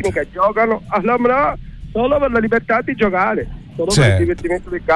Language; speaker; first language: Italian; native; Italian